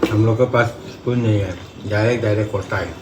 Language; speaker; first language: Hindi; non-native, local second language; Manipuri